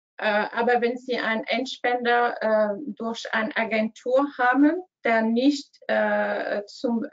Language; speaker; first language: German; non-native, learner; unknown